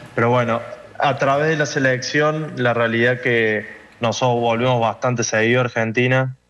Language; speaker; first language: Spanish; native; Spanish